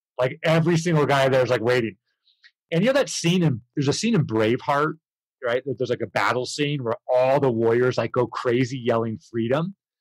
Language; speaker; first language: English; native; English